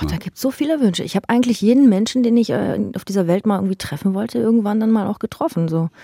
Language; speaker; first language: German; early bilingual, other home language; Persian